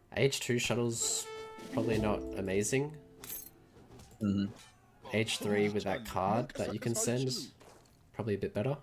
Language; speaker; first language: English; native; English